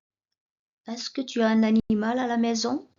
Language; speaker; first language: French; non-native, local second language; Arabic